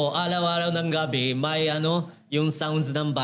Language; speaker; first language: Filipino; non-native, learner; Japanese